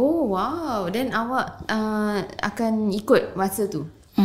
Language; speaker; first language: Malay; native; Malay